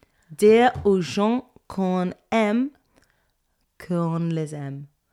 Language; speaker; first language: French; non-native, fluent; English